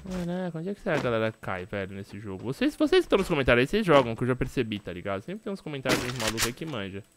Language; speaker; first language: Portuguese; native; Portuguese